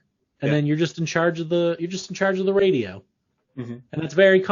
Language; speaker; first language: English; native; English